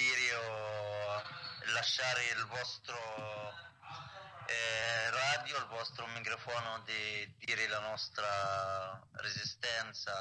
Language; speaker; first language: Italian; non-native, learner; Arabic